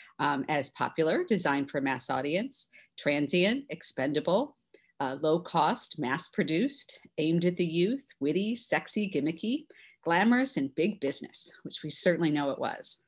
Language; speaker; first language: English; native; English